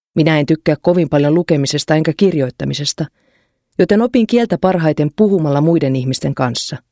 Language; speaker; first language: Finnish; non-native, fluent; Bulgarian